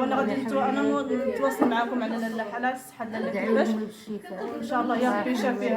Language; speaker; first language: Arabic; native; Arabic